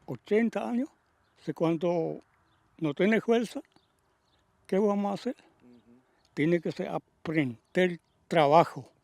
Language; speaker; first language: Spanish; non-native, local second language; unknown